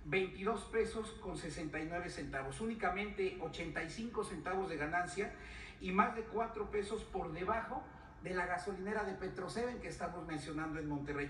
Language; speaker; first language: Spanish; native; Spanish